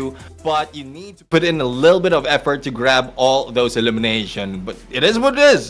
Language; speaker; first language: English; non-native, local second language; Filipino